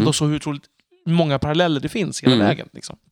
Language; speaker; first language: Swedish; native; Swedish